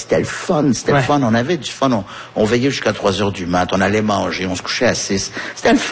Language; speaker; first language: French; early bilingual, other home language; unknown